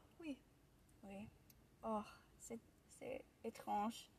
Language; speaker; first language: French; non-native, learner; English